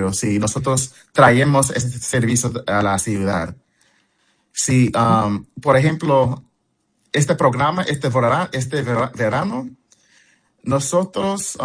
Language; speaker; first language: Spanish; early bilingual, heritage; English